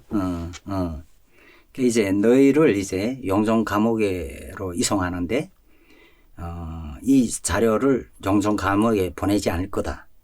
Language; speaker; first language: Korean; native; Korean